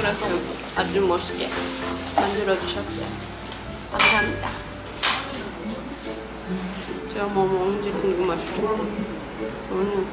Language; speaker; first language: Korean; non-native, fluent; Thai